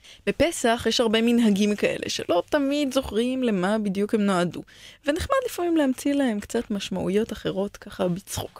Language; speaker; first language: Hebrew; native; Hebrew